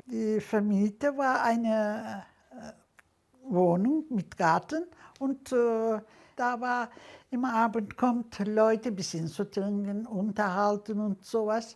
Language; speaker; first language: German; non-native, learner; Turkish